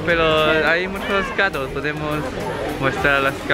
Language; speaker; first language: Spanish; non-native, learner; Chinese